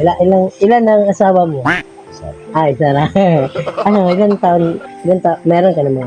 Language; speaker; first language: Filipino; non-native, local second language; Cebuano